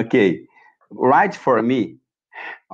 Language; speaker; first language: English; non-native, learner; Portuguese